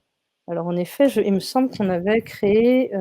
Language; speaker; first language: French; native; French